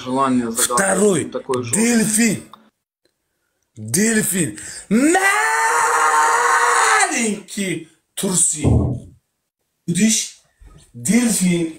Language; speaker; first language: Russian; non-native, learner; Uzbek